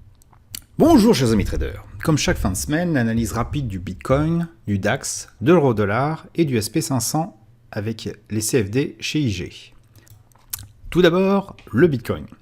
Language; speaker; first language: French; native; French